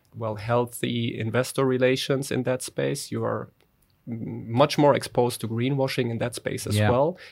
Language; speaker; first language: English; non-native, fluent; German